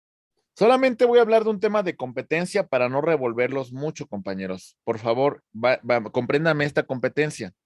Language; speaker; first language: Spanish; native; Spanish